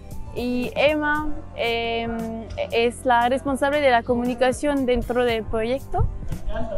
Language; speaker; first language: Spanish; non-native, learner; French